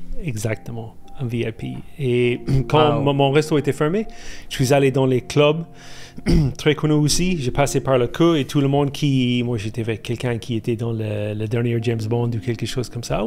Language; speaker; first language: French; non-native, fluent; English